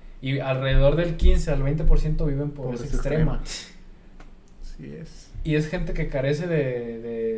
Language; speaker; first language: Spanish; native; Spanish